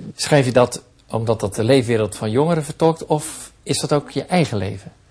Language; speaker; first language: Dutch; native; Dutch